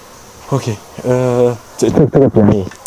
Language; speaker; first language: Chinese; non-native, learner; French